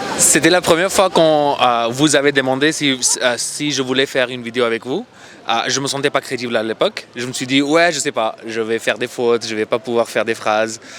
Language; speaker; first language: French; non-native, fluent; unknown